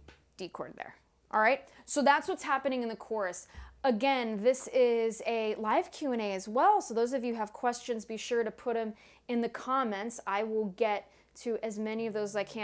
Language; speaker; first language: English; native; English